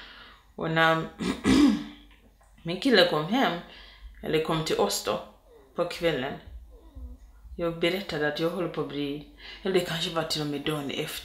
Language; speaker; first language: Swedish; non-native, fluent; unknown